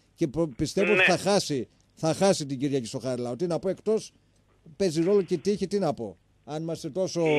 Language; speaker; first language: Greek; native; Greek